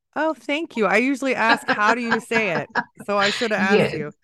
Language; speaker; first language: English; native; English